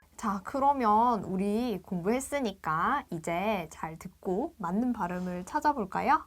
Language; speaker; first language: Korean; native; Korean